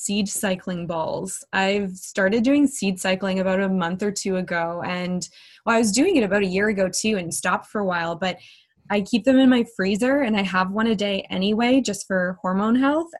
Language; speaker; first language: English; native; English